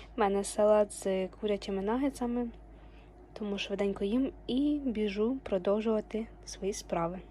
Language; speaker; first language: Ukrainian; native; Ukrainian